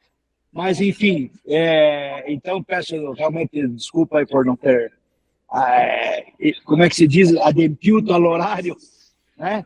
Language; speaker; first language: Portuguese; native; Portuguese